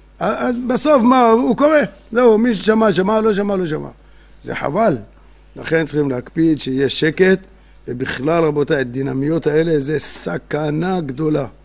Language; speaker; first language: Hebrew; native; Hebrew